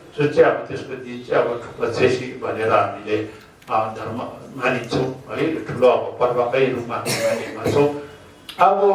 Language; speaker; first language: Nepali; non-native, local second language; Sherpa